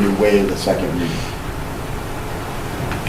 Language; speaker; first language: English; native; English